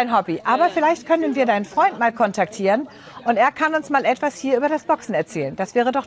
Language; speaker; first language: German; native; German